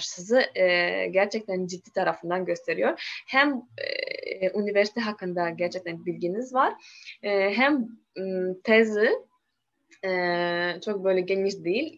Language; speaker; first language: Turkish; non-native, learner; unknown